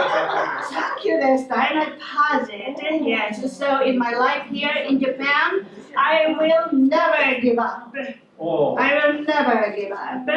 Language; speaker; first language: English; non-native, local second language; Filipino